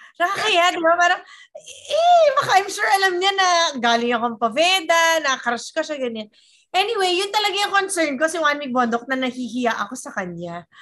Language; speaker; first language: Filipino; native; Filipino